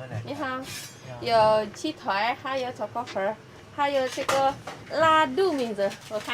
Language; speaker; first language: Chinese; non-native, fluent; Indonesian